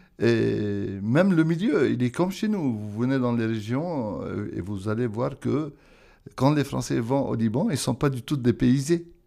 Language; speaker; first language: French; non-native, local second language; Arabic